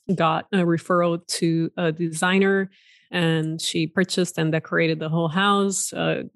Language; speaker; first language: English; non-native, fluent; Portuguese